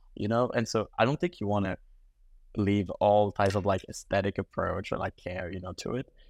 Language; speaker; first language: English; native; English